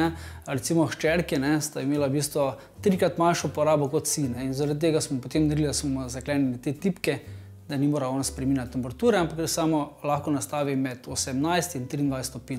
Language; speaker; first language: Slovenian; native; Slovenian